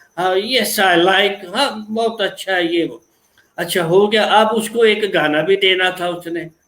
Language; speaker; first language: Urdu; non-native, local second language; Punjabi